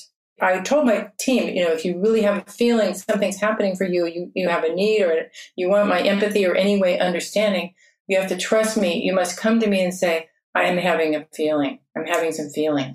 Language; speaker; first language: English; native; English